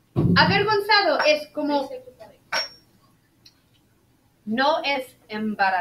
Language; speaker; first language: Spanish; non-native, fluent; English